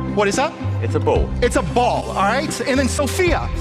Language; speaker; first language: English; native; English